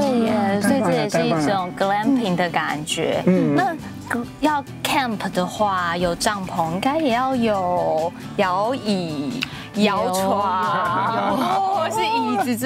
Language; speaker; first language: Chinese; native; Chinese